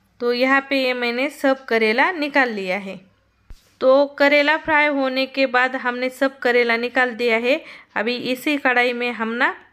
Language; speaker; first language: Hindi; non-native, local second language; Marathi